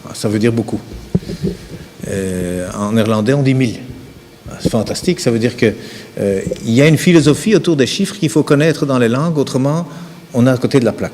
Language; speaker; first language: French; native; French